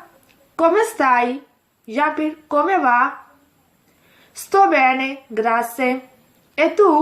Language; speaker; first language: Italian; non-native, fluent; Urdu